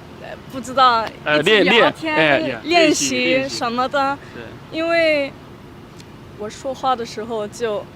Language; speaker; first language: Chinese; non-native, fluent; German